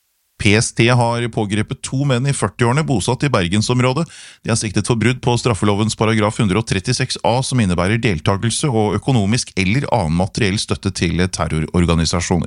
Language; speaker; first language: Norwegian; native; Norwegian